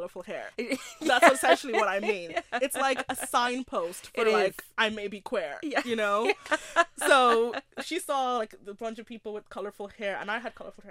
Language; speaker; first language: English; native; English